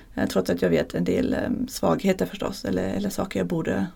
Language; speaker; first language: Swedish; non-native, fluent; German